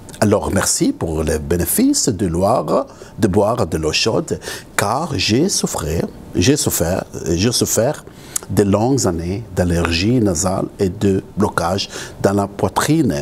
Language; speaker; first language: French; non-native, local second language; Arabic